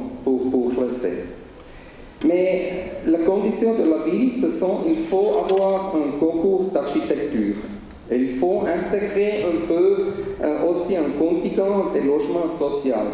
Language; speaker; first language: French; non-native, local second language; Swiss German